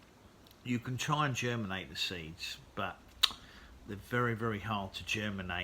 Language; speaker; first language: English; native; English